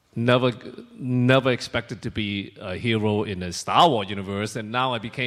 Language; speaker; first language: English; non-native, local second language; Cantonese